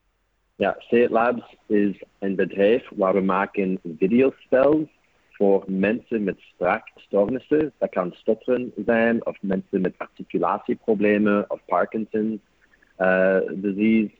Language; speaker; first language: Dutch; non-native, fluent; English